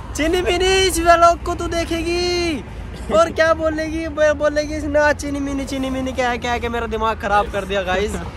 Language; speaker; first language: Hindi; native; Hindi